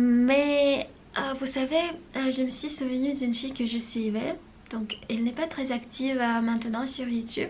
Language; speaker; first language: French; non-native, fluent; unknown